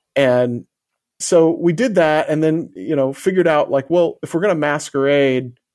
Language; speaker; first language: English; native; English